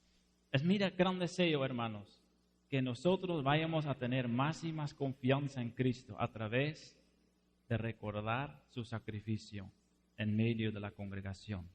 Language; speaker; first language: Spanish; non-native, fluent; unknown